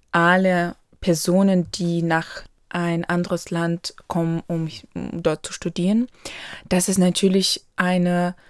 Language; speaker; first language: German; non-native, local second language; Ukrainian